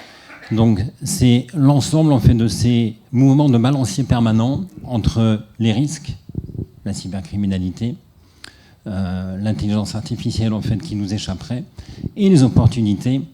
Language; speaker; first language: French; native; French